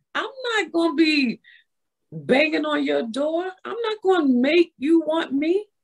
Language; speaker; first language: English; native; English